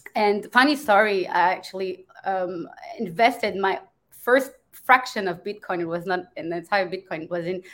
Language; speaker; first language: English; non-native, fluent; French